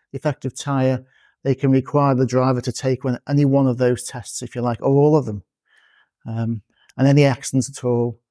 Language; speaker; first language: English; native; English